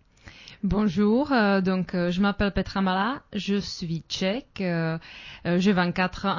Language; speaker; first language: French; non-native, fluent; Czech